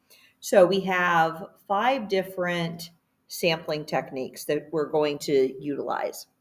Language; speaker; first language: English; native; English